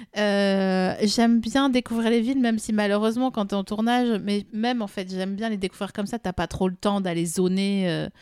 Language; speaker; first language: French; native; French